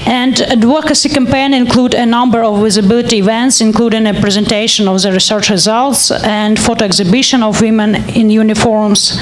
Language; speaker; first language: English; non-native, learner; Ukrainian